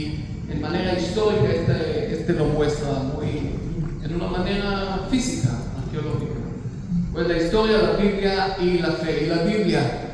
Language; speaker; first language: Spanish; non-native, fluent; Hebrew